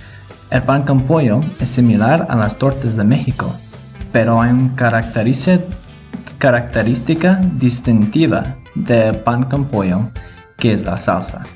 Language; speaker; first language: Spanish; non-native, learner; English